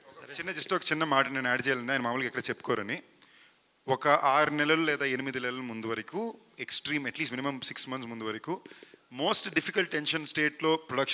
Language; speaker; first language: Telugu; native; Telugu